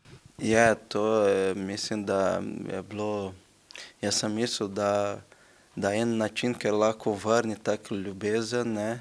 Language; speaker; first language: Slovenian; non-native, learner; Portuguese